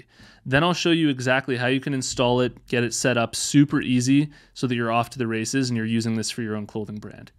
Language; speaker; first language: English; native; English